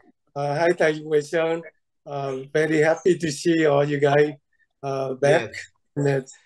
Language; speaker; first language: English; non-native, fluent; Vietnamese